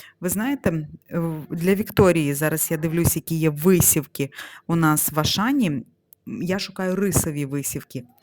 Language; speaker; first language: Ukrainian; non-native, local second language; Russian